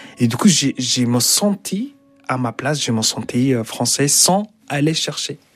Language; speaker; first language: French; non-native, fluent; Arabic